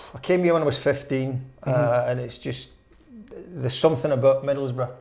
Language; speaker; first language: English; native; English